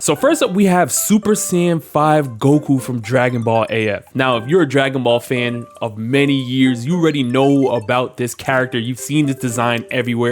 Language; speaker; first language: English; native; English